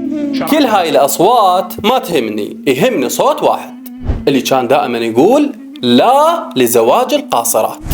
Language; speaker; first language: Arabic; native; Arabic